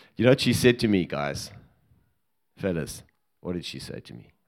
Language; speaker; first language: English; native; English